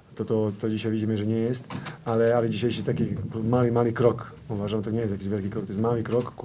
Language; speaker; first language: Polish; non-native, fluent; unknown